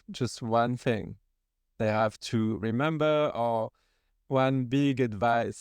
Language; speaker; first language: English; non-native, fluent; French